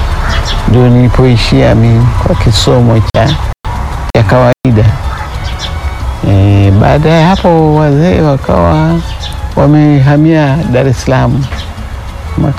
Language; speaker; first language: Swahili; early bilingual, other home language; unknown